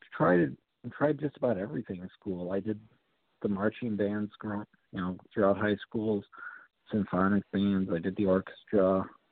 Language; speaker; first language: English; native; English